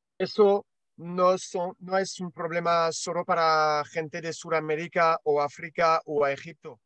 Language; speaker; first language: Spanish; non-native, learner; French